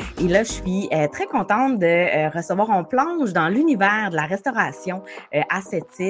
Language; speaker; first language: French; native; French